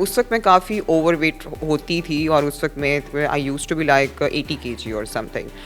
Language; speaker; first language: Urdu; non-native, local second language; Punjabi